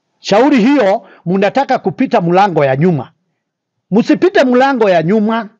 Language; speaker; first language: Swahili; non-native, local second language; Kikuyu